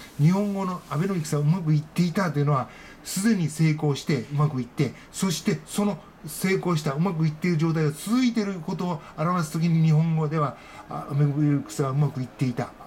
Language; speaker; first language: Japanese; native; Japanese